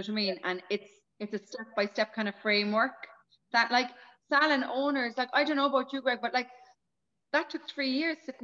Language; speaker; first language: English; native; English